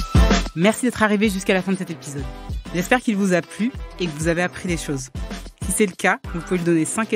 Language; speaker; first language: French; native; French